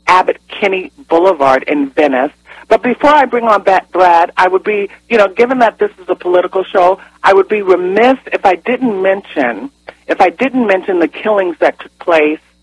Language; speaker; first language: English; native; English